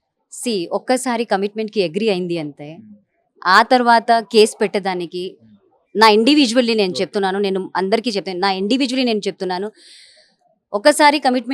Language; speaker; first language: Telugu; non-native, learner; Hindi